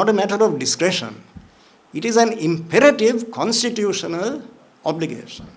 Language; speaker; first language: English; non-native, local second language; Sinhala